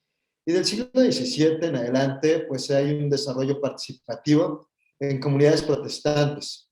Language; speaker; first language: Spanish; native; Spanish